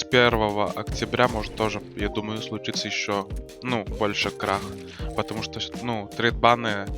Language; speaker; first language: Russian; non-native, fluent; Lithuanian